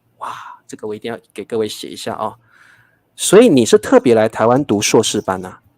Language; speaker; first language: Chinese; native; Chinese